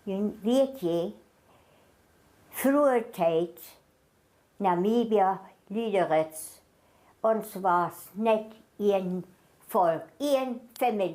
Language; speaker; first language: Afrikaans; non-native, local second language; German